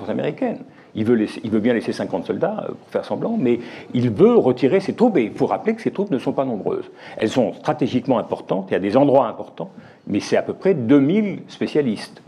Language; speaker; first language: French; native; French